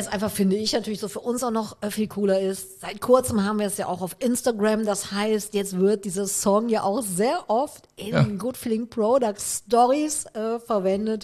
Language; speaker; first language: German; native; German